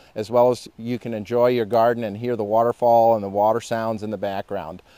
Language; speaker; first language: English; native; English